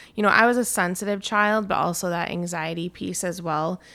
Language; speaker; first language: English; native; English